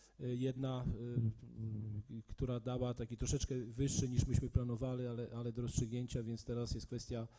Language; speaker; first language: Polish; native; Polish